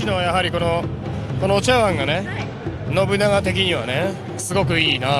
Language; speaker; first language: Japanese; native; Japanese